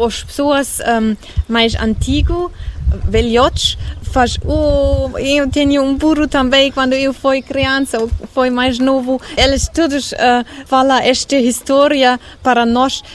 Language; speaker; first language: Portuguese; non-native, learner; German